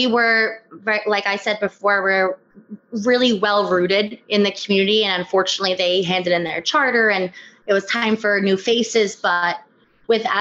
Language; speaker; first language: English; native; English